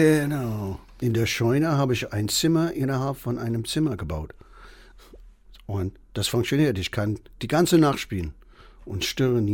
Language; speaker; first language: German; non-native, fluent; English